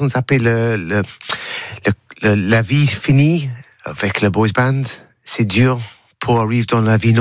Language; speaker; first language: French; non-native, learner; English